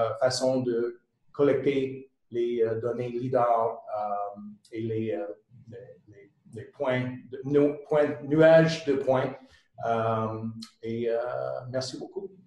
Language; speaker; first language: French; non-native, local second language; English